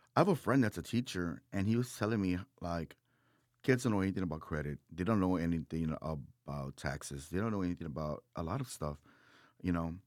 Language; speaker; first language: English; native; English